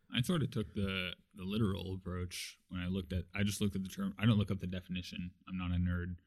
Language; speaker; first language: English; native; English